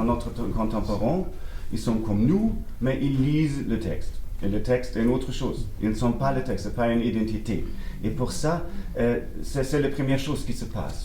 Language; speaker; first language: French; non-native, learner; German